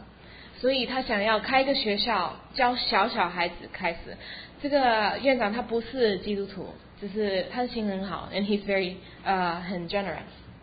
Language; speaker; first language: Chinese; early bilingual, heritage; Chinese